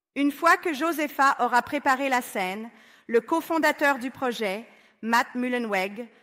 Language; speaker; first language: French; non-native, fluent; Spanish